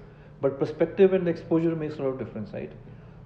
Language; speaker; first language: English; non-native, local second language; Punjabi